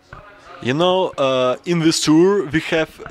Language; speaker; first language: English; non-native, learner; Russian